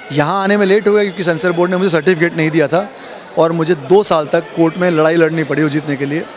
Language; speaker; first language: Hindi; native; Hindi